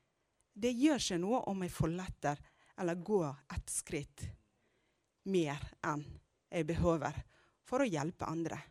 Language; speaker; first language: Norwegian; non-native, fluent; Amharic